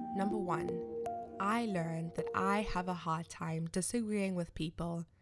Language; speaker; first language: English; non-native, local second language; Shona